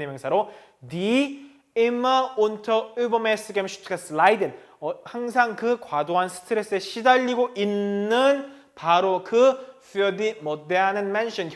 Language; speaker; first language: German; non-native, fluent; Korean